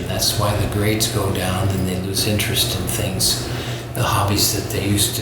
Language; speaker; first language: English; native; English